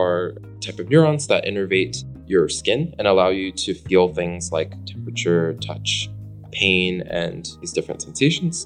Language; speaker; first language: English; native; English